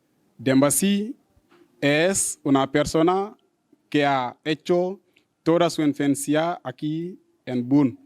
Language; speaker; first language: Spanish; non-native, learner; Wolof